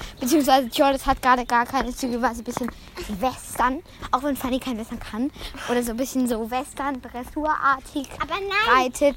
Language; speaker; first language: German; native; German